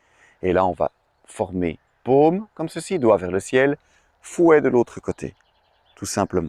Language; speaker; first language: French; native; French